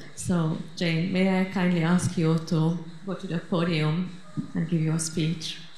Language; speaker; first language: English; non-native, fluent; Hungarian